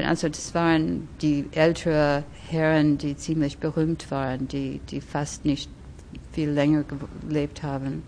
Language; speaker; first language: German; early bilingual, other home language; French